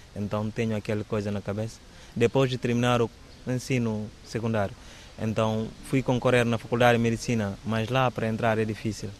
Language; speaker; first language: Portuguese; non-native, local second language; Upper Guinea Crioulo